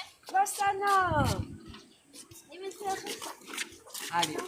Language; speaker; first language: French; non-native, learner; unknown